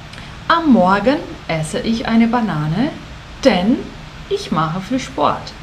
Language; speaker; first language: German; non-native, fluent; Portuguese